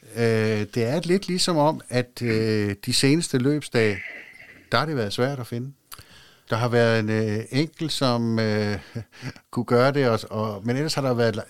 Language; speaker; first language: Danish; native; Danish